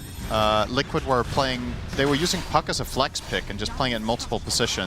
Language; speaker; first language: English; native; English